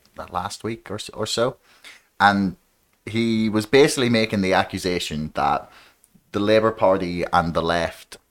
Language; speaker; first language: English; native; English